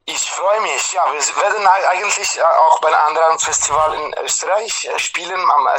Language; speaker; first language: German; non-native, fluent; Italian